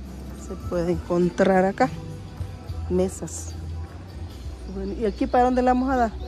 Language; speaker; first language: Spanish; native; Spanish